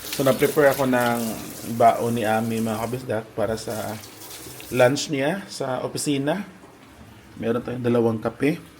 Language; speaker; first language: Filipino; non-native, local second language; Cebuano